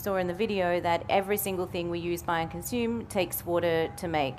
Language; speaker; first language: English; native; English